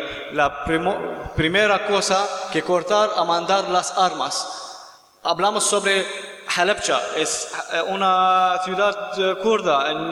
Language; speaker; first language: Spanish; non-native, learner; Kurdish